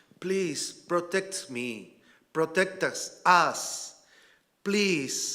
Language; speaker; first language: English; non-native, learner; Spanish